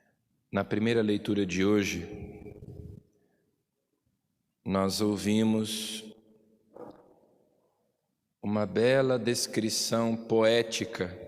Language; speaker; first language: Portuguese; native; Portuguese